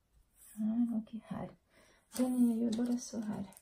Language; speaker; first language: Swedish; non-native, learner; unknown